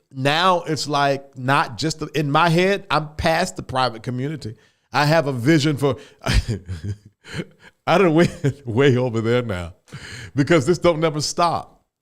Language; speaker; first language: English; native; English